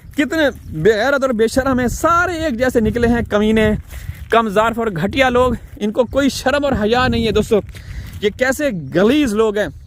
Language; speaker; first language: Urdu; non-native, local second language; Punjabi